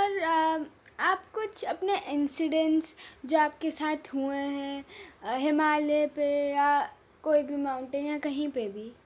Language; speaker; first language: Hindi; native; Hindi